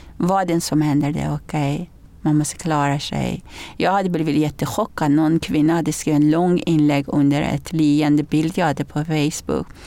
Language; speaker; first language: Swedish; non-native, fluent; Persian